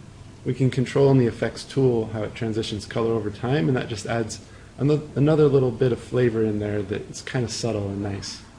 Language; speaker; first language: English; native; English